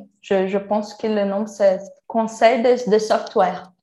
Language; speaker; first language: French; non-native, learner; Portuguese